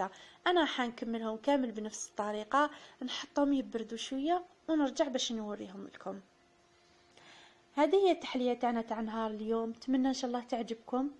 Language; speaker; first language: Arabic; native; Arabic